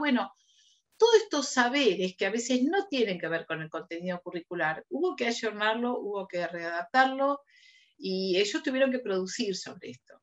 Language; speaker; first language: Spanish; native; Spanish